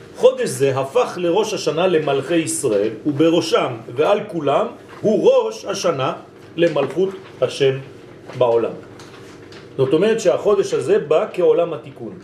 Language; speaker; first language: Hebrew; non-native, fluent; French